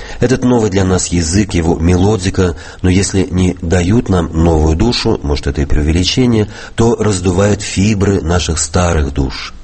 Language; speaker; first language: Russian; native; Russian